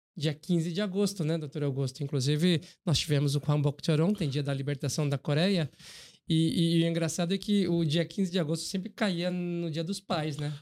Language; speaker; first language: Portuguese; early bilingual, other home language; Korean